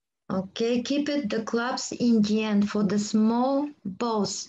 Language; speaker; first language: English; non-native, learner; Bulgarian